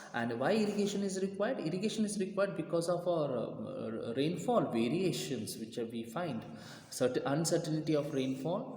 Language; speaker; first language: English; non-native, local second language; Kannada